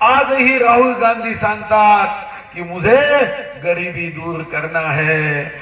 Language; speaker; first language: Hindi; non-native, local second language; Marathi